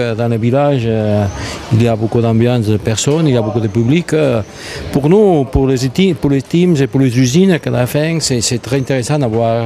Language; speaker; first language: French; non-native, fluent; Spanish